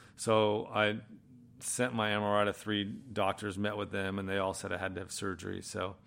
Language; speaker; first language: English; native; English